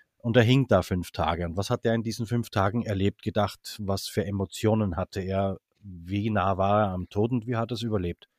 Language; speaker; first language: German; native; German